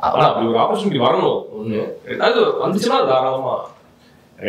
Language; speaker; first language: Tamil; native; Tamil